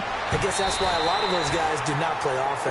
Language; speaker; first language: English; native; English